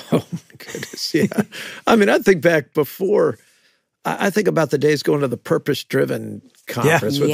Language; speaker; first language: English; native; English